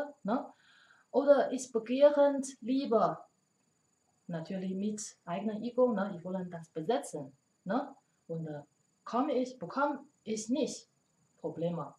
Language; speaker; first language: German; non-native, learner; Chinese